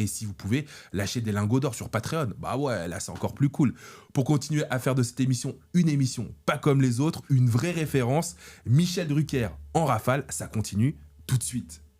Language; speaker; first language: French; native; French